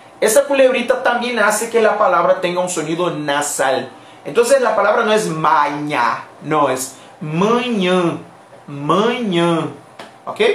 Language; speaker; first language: Spanish; non-native, fluent; Portuguese